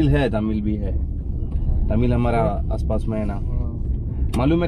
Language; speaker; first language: Hindi; non-native, local second language; Malayalam